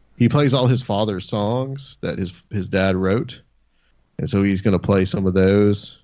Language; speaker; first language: English; native; English